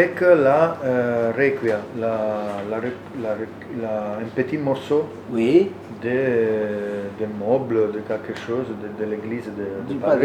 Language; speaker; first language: French; non-native, learner; Italian